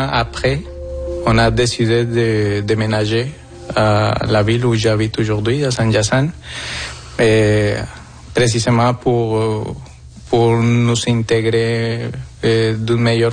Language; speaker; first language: French; non-native, fluent; Spanish